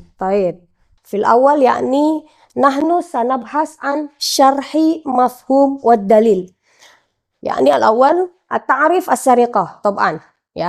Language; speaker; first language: Arabic; non-native, fluent; Indonesian